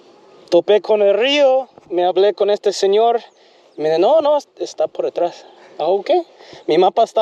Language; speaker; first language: Spanish; non-native, learner; English